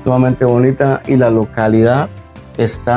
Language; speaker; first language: Spanish; native; Spanish